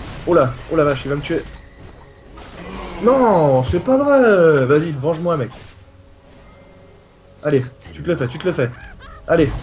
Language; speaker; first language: French; native; French